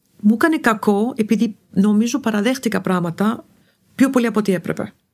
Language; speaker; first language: Greek; non-native, fluent; Arabic